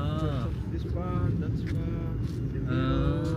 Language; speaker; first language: English; non-native, learner; Spanish